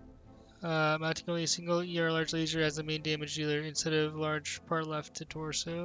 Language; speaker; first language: English; native; English